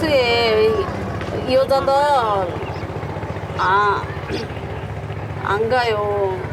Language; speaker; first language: Korean; non-native, local second language; Bangla